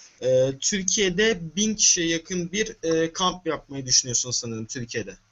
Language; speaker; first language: Turkish; native; Turkish